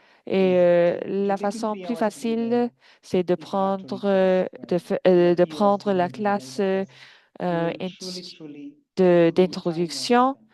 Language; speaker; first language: French; non-native, fluent; English